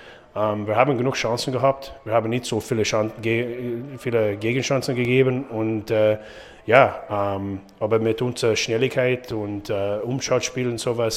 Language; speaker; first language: German; non-native, learner; English